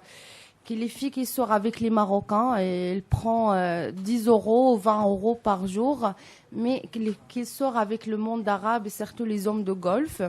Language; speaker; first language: French; non-native, local second language; Arabic